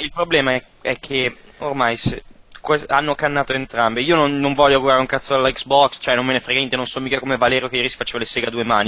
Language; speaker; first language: Italian; native; Italian